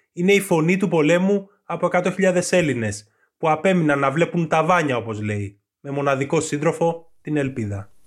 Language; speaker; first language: Greek; native; Greek